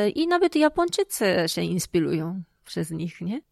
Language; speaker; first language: Polish; non-native, fluent; Japanese